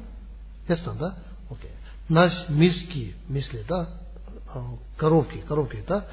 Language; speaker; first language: Russian; non-native, learner; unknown